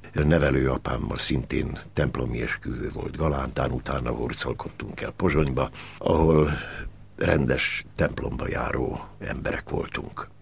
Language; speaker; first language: Hungarian; native; Hungarian